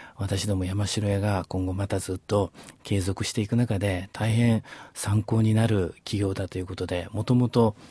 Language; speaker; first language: Japanese; native; Japanese